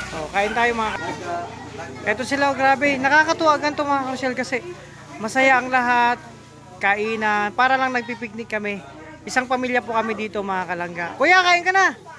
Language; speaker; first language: Filipino; native; Filipino